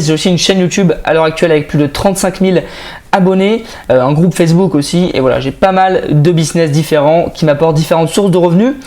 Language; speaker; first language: French; native; French